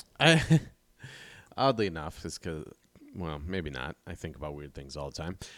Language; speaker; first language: English; native; English